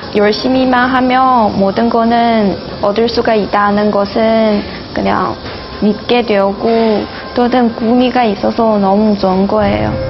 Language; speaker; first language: Korean; non-native, fluent; Chinese